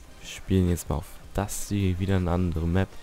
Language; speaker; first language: German; native; German